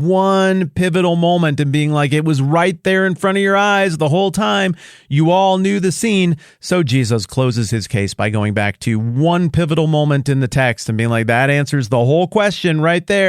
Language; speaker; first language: English; native; English